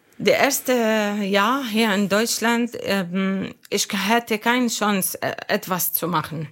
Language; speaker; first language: German; non-native, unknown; Arabic